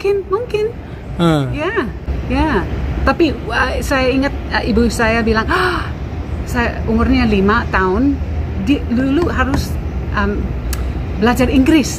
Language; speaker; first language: Indonesian; non-native, local second language; English